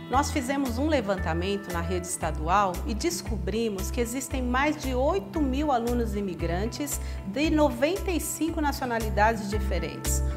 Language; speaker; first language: Portuguese; native; Portuguese